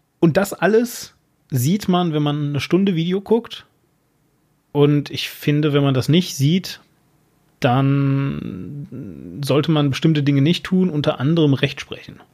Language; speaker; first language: German; native; German